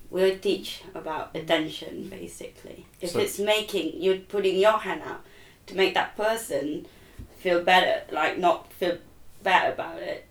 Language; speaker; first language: English; non-native, local second language; Malay